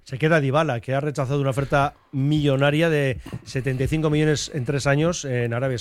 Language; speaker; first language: Spanish; native; Spanish